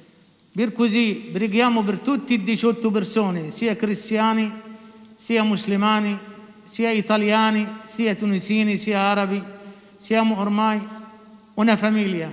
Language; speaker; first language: Italian; non-native, learner; Arabic